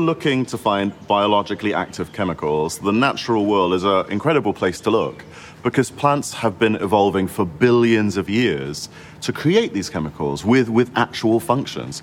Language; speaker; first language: English; native; English